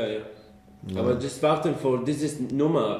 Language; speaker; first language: German; non-native, learner; Arabic